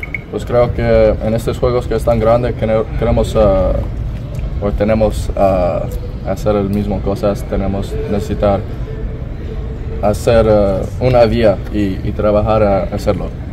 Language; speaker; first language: Spanish; early bilingual, other home language; English